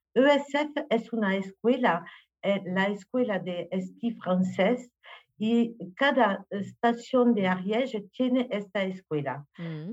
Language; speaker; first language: Spanish; non-native, learner; French